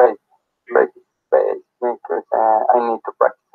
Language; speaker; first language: English; non-native, learner; Spanish